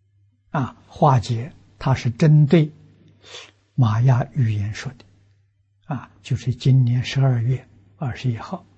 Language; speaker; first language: Chinese; native; Chinese